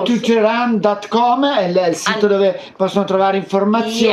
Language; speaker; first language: Italian; native; Italian